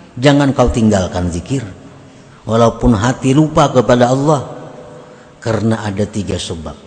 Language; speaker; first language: Indonesian; non-native, local second language; Banjar